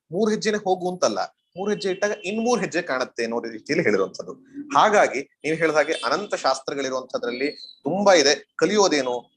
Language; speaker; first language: Kannada; native; Kannada